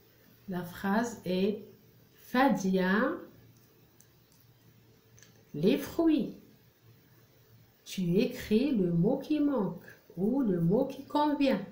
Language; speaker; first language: French; non-native, local second language; Arabic